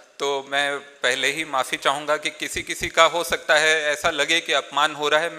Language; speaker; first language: Hindi; native; Hindi